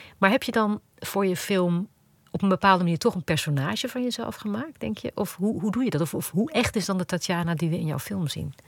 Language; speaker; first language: Dutch; native; Dutch